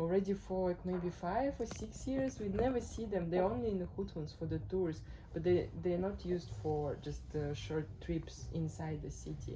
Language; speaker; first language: English; non-native, fluent; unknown